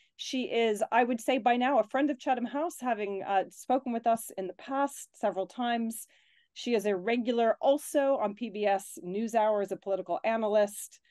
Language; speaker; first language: English; native; English